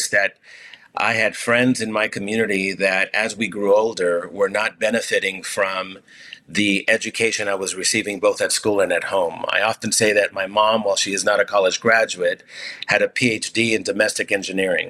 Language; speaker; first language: English; early bilingual, other home language; Spanish